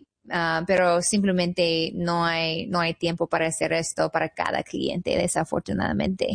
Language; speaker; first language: Spanish; non-native, fluent; English